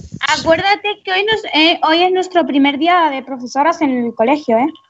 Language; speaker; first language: Spanish; native; Spanish